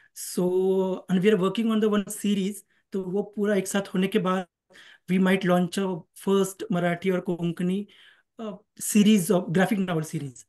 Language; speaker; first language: Hindi; non-native, local second language; Marathi